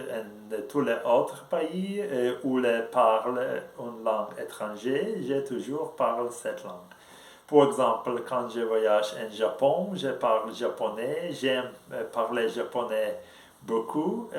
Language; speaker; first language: French; non-native, learner; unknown